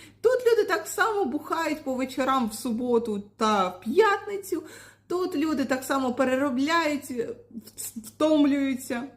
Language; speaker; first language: Ukrainian; native; Ukrainian